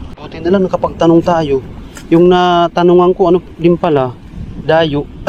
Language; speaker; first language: Filipino; non-native, local second language; Waray